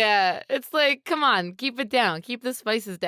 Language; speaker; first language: English; native; English